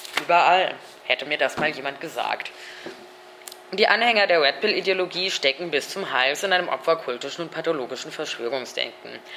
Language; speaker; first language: German; native; German